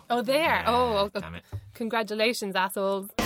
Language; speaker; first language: English; native; English